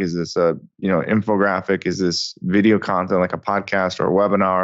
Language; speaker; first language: English; native; English